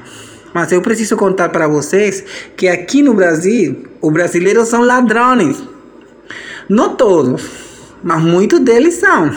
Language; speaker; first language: Portuguese; non-native, fluent; Spanish